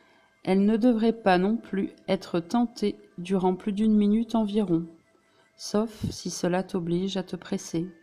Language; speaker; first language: French; native; French